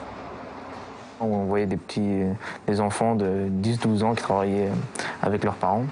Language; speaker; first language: French; early bilingual, other home language; Kurdish